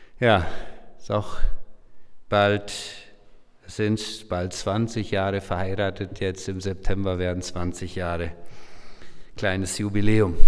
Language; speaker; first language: German; non-native, local second language; Low German